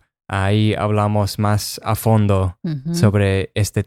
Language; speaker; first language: Spanish; non-native, fluent; English